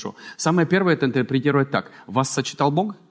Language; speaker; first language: Russian; native; Russian